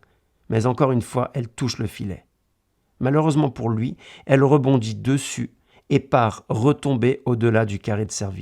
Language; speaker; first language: French; native; French